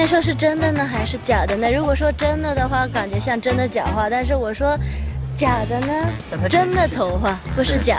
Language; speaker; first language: Chinese; non-native, fluent; Japanese